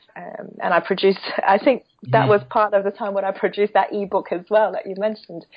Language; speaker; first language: English; non-native, local second language; Cantonese